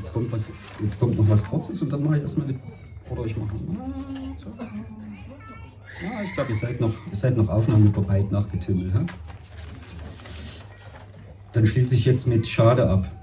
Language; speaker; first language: German; native; German